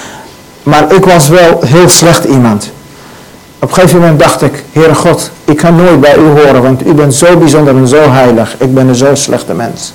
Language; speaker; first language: Dutch; non-native, learner; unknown